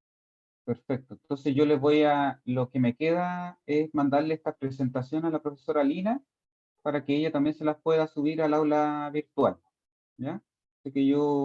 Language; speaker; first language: Spanish; native; Spanish